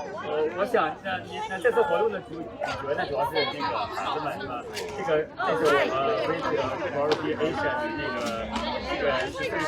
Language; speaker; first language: Chinese; native; Chinese